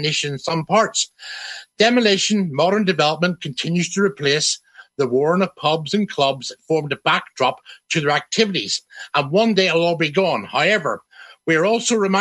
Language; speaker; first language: English; native; English